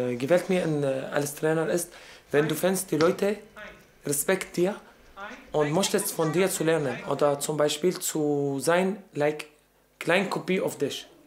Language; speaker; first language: German; non-native, learner; Arabic